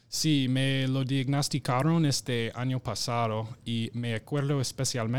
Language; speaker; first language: Spanish; non-native, fluent; English